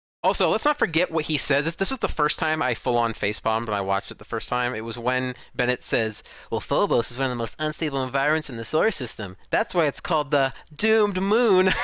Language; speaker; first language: English; native; English